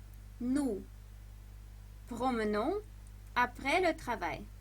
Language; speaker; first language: French; non-native, fluent; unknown